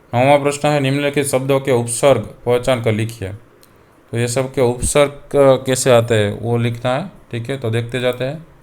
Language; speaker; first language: Hindi; non-native, local second language; Gujarati